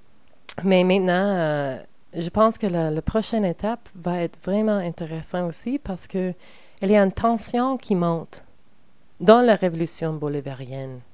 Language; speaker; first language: French; non-native, learner; English